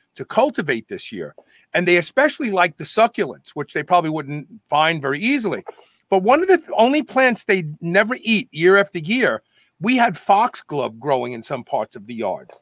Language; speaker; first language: English; native; English